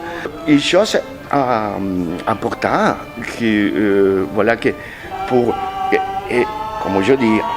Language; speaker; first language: French; non-native, learner; Spanish